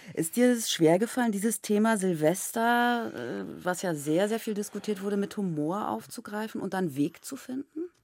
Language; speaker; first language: German; native; German